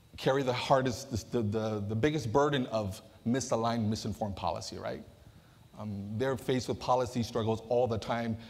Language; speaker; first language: English; native; English